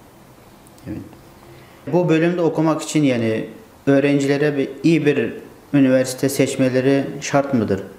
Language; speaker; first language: Turkish; non-native, fluent; Uyghur